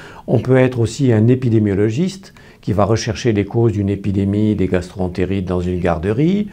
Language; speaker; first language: French; native; French